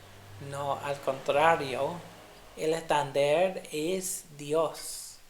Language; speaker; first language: Spanish; non-native, fluent; English